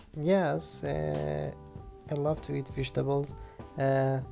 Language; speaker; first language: English; non-native, learner; Arabic